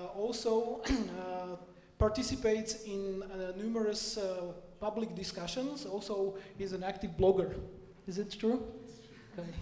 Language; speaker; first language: English; non-native, fluent; Slovak